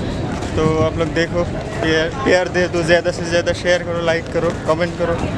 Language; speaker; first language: Hindi; non-native, local second language; Assamese